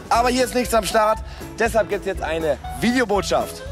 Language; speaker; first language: German; native; German